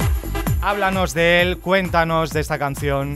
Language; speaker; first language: Spanish; native; Spanish